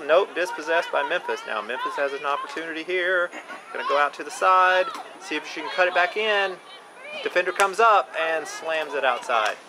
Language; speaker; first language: English; native; English